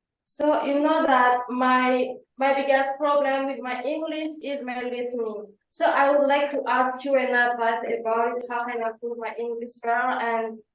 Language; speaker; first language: English; non-native, learner; Malagasy